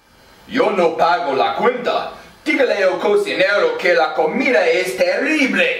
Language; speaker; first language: Spanish; non-native, learner; English